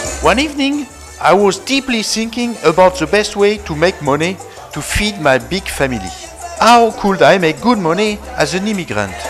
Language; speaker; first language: English; non-native, fluent; French